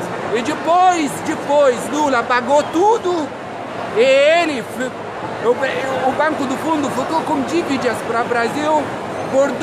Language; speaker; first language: Portuguese; non-native, learner; Arabic